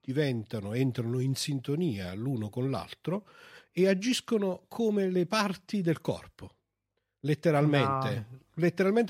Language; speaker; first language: Italian; native; Italian